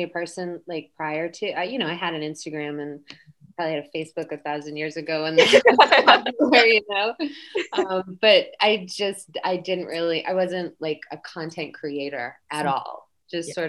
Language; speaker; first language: English; native; English